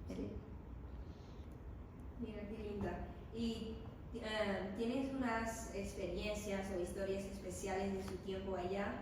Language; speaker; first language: Spanish; non-native, learner; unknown